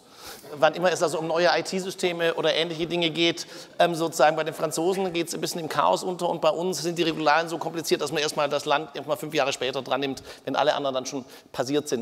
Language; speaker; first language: German; native; German